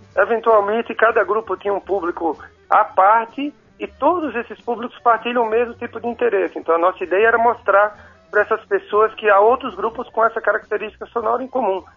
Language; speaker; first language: Portuguese; native; Portuguese